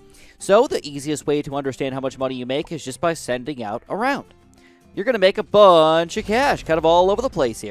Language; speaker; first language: English; native; English